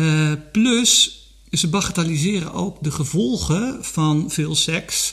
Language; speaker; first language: Dutch; native; Dutch